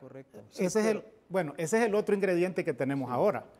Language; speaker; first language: Spanish; native; Spanish